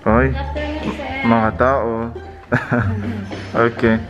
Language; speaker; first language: Filipino; non-native, learner; Arabic